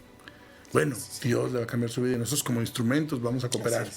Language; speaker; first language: Spanish; native; Spanish